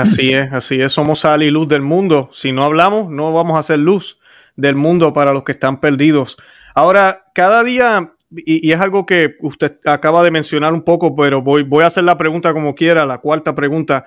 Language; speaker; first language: Spanish; native; Spanish